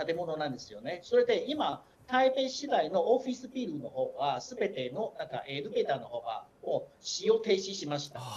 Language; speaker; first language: Japanese; non-native, learner; Chinese